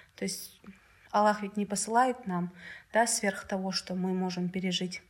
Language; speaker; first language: Russian; native; Russian